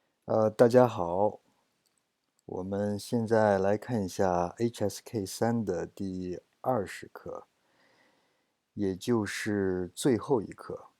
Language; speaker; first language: Chinese; non-native, fluent; English